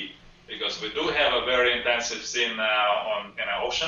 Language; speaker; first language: English; non-native, fluent; Russian